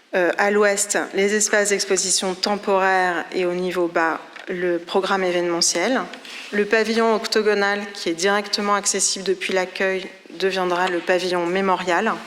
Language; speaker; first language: French; native; French